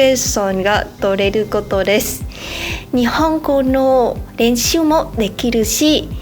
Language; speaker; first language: Japanese; non-native, fluent; Vietnamese